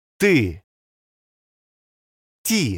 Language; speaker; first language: Russian; non-native, learner; English